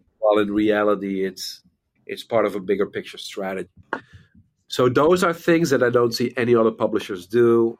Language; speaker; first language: English; non-native, fluent; Dutch